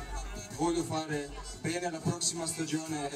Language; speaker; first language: Italian; non-native, learner; Bosnian